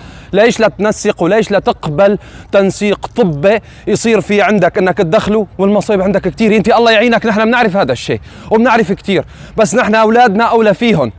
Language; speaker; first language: Arabic; native; Arabic